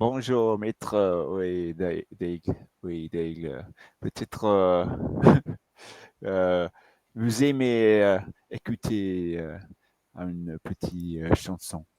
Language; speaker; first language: French; non-native, fluent; English